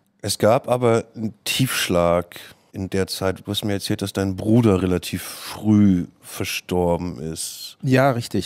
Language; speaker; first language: German; native; German